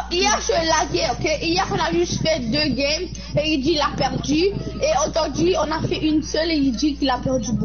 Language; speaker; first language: French; non-native, local second language; English